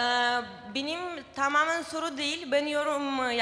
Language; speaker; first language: Turkish; non-native, fluent; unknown